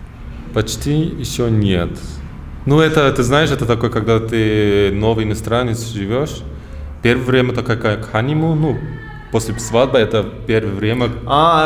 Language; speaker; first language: Russian; early bilingual, heritage; German